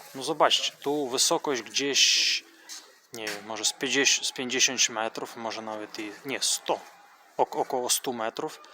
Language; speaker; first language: Polish; non-native, fluent; Russian